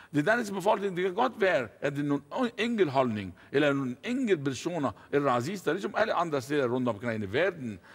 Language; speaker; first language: Danish; non-native, fluent; Arabic